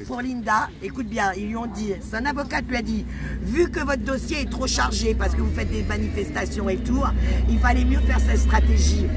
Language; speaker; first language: French; native; French